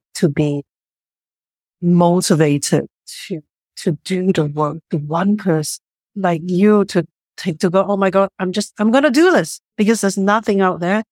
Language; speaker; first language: English; non-native, local second language; Chinese